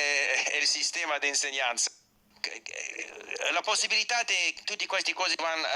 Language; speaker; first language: Italian; non-native, learner; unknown